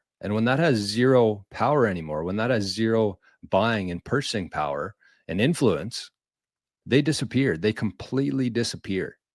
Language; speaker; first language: English; native; English